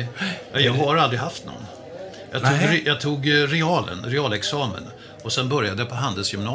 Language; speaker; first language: Swedish; native; Swedish